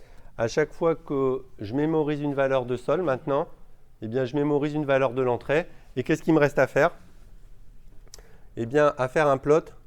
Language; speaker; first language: French; native; French